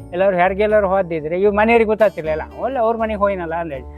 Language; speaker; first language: Kannada; native; Kannada